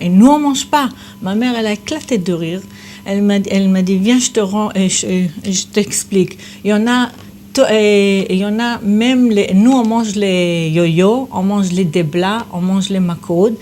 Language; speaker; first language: French; non-native, fluent; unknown